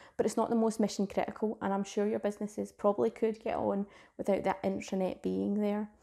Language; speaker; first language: English; native; English